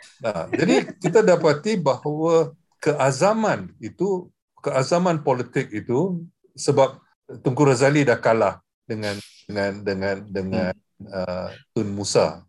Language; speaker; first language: Malay; non-native, local second language; English